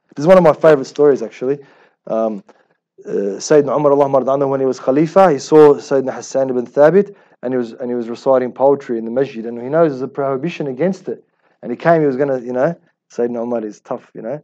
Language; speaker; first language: English; early bilingual, other home language; Arabic